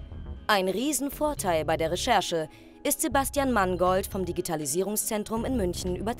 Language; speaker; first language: German; native; German